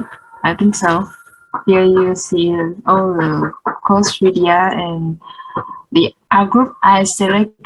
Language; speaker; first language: English; non-native, learner; Vietnamese